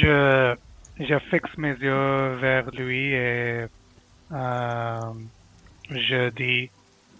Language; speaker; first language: French; non-native, learner; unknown